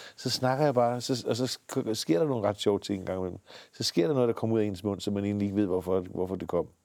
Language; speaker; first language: Danish; native; Danish